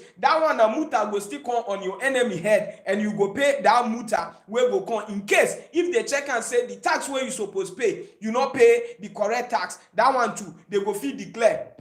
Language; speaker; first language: Nigerian Pidgin; native; Nigerian Pidgin